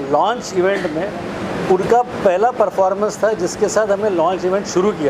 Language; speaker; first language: Hindi; native; Hindi